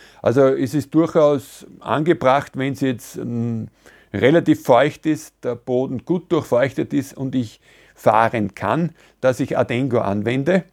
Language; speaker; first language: German; native; German